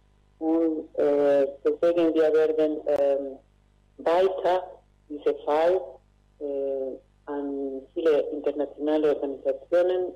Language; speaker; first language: German; non-native, learner; Spanish